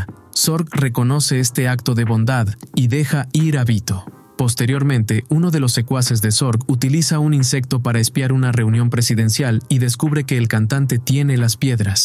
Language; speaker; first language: Spanish; native; Spanish